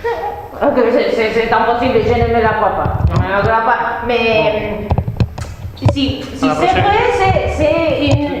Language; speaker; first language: French; non-native, learner; Spanish